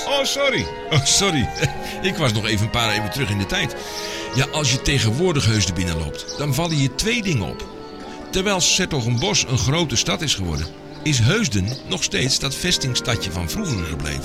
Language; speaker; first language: Dutch; native; Dutch